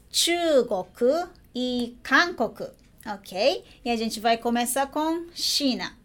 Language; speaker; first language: Portuguese; non-native, learner; Japanese